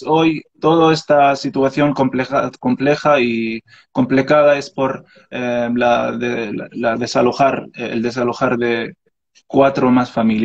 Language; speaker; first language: Spanish; non-native, learner; Arabic